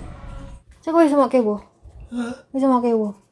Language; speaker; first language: Chinese; non-native, learner; Indonesian